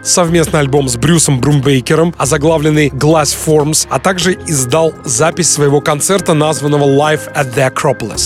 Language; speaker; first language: Russian; native; Russian